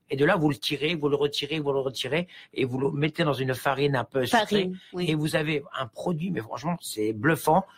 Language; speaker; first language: French; native; French